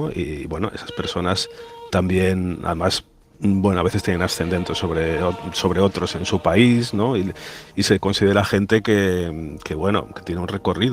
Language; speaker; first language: Spanish; native; Spanish